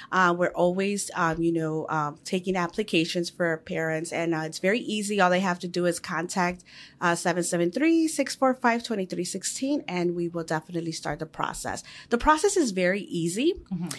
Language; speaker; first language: English; native; English